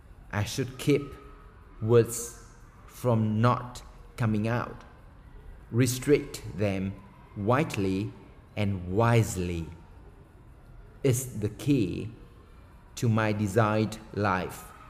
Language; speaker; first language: English; non-native, learner; Vietnamese